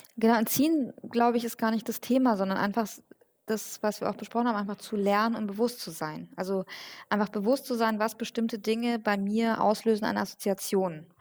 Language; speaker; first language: German; early bilingual, other home language; Persian